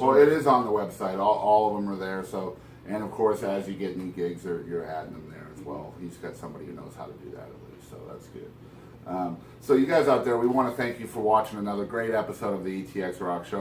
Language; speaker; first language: English; native; English